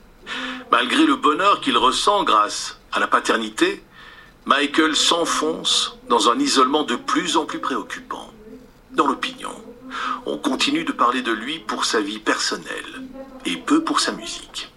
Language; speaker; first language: French; native; French